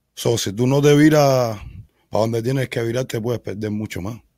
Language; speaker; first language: Spanish; native; Spanish